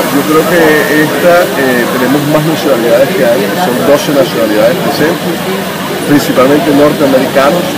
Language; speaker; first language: Spanish; native; Spanish